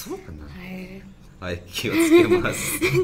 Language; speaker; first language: Japanese; non-native, learner; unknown